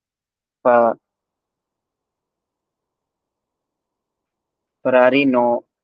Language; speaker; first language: Japanese; non-native, learner; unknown